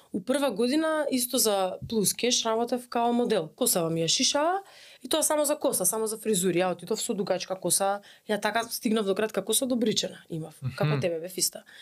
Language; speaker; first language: Macedonian; native; Macedonian